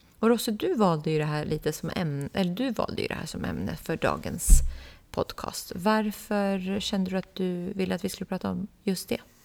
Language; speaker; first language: Swedish; early bilingual, other home language; Persian